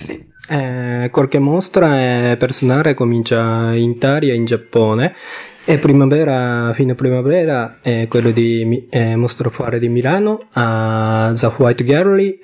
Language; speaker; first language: Italian; non-native, learner; Japanese